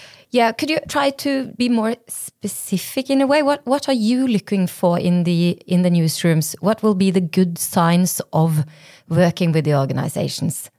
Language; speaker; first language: English; non-native, fluent; Norwegian